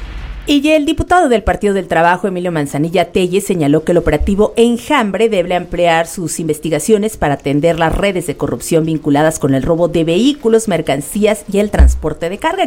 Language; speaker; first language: Spanish; native; Spanish